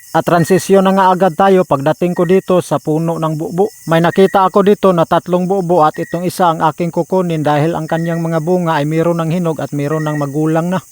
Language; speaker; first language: Filipino; non-native, local second language; Cebuano